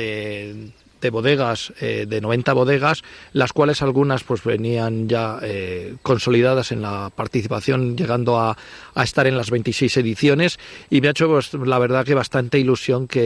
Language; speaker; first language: Spanish; native; Spanish